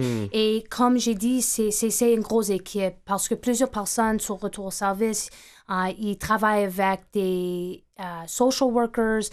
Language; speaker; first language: French; non-native, fluent; English